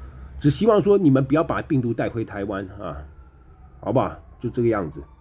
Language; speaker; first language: Chinese; native; Chinese